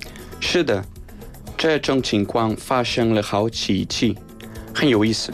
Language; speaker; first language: Chinese; non-native, learner; Spanish